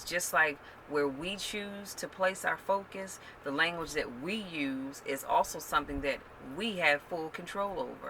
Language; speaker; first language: English; native; English